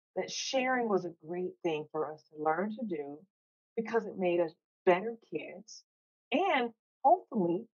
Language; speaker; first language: English; native; English